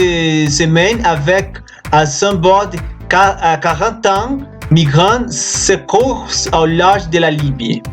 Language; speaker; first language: French; non-native, learner; Spanish